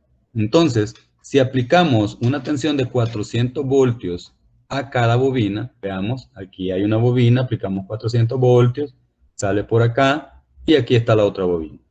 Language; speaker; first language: Spanish; native; Spanish